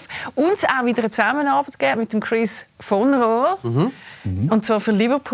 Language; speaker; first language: German; native; German